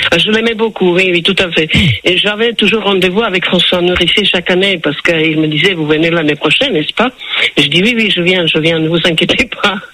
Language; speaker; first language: French; non-native, fluent; Czech